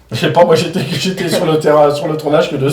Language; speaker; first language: French; native; French